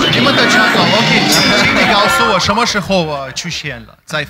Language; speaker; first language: Chinese; non-native, fluent; Russian